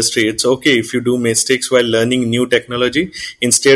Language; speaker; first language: English; non-native, local second language; Konkani